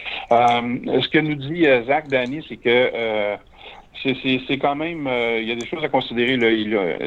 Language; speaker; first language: French; native; French